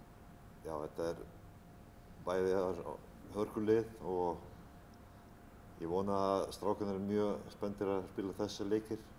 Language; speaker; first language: Icelandic; non-native, fluent; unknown